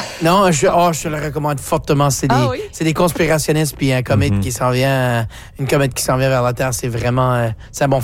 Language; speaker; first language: French; native; French